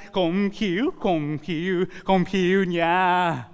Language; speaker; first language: Vietnamese; non-native, learner; Japanese